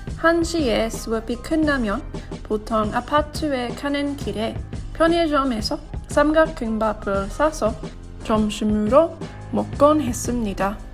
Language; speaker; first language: Korean; non-native, learner; English